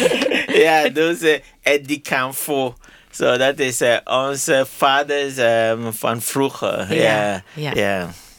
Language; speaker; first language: Dutch; non-native, learner; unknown